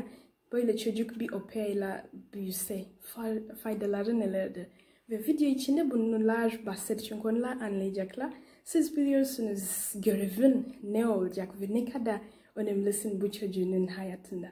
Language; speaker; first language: Turkish; non-native, learner; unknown